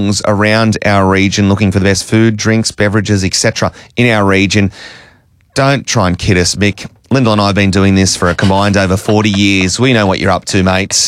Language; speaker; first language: English; native; English